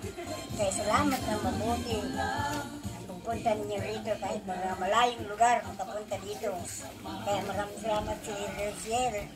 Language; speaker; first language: Filipino; non-native, local second language; Cebuano